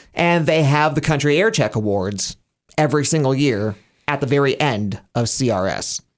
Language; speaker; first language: English; native; English